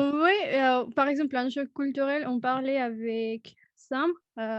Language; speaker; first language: French; non-native, fluent; Spanish